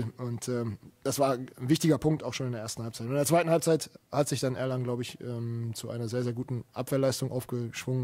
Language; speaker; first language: German; native; German